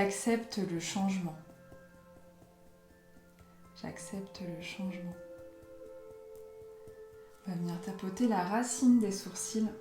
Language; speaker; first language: French; native; French